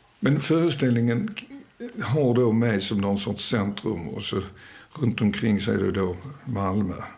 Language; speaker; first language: Swedish; early bilingual, other home language; Danish